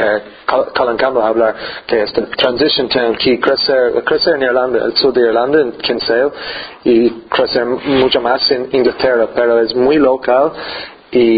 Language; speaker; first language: Spanish; non-native, learner; English